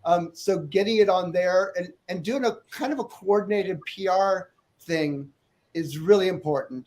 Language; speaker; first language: English; native; English